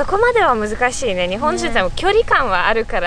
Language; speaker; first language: Japanese; non-native, fluent; Russian